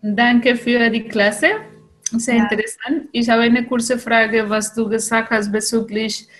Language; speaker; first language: German; non-native, fluent; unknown